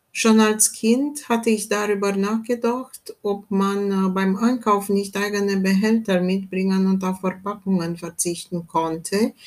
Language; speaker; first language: German; non-native, fluent; Romanian